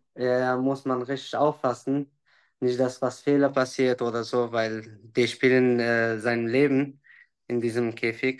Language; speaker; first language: German; non-native, learner; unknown